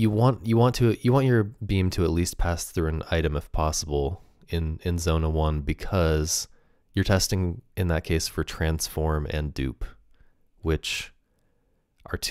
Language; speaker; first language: English; native; English